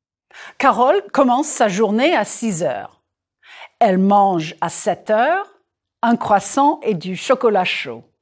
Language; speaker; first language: French; non-native, fluent; English